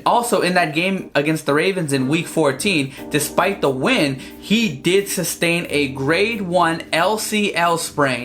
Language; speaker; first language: English; native; English